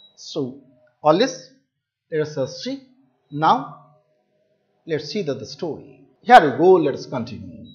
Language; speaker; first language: English; non-native, local second language; Hindi